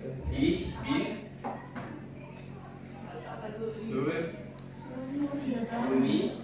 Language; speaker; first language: German; non-native, learner; Indonesian